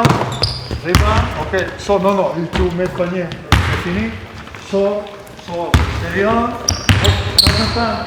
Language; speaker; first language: French; non-native, learner; Serbian